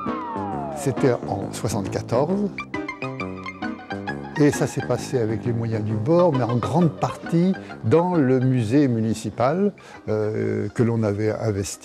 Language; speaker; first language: French; native; French